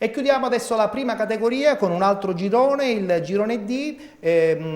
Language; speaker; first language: Italian; native; Italian